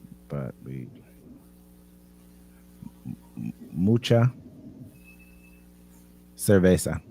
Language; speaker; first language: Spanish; non-native, learner; English